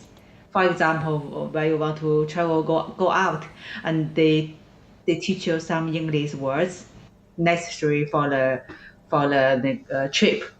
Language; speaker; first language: English; non-native, learner; Chinese